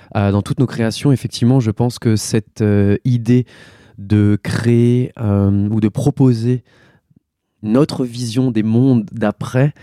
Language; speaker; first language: French; native; French